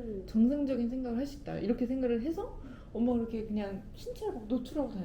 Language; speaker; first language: Korean; native; Korean